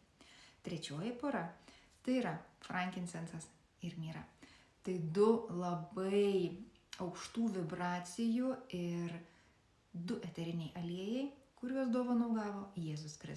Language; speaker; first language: Lithuanian; native; Lithuanian